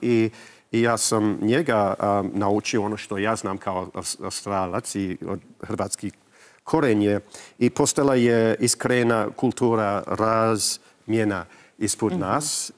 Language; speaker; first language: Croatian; early bilingual, heritage; English